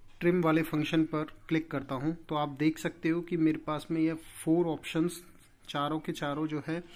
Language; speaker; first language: Hindi; native; Hindi